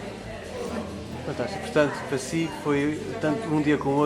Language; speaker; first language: Portuguese; native; Portuguese